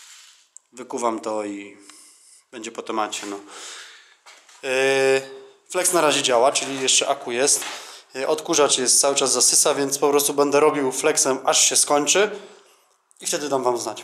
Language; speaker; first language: Polish; native; Polish